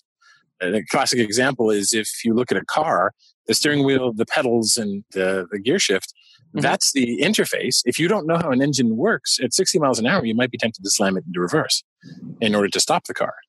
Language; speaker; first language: English; native; English